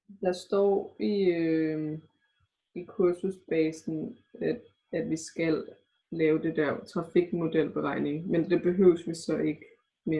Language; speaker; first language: Danish; native; Danish